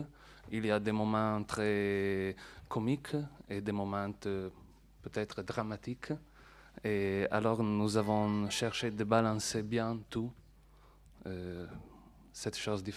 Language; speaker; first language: French; non-native, learner; Italian